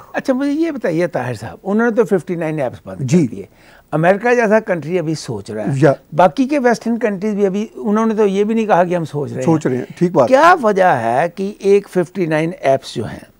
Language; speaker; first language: Hindi; native; Hindi